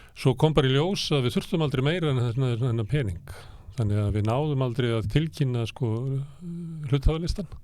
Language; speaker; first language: Icelandic; native; Icelandic